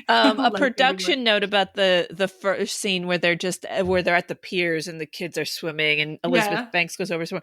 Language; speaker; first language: English; native; English